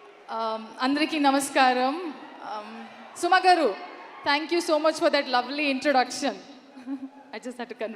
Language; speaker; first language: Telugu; non-native, learner; Kannada